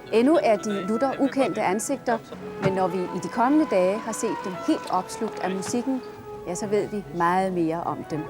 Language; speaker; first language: Danish; native; Danish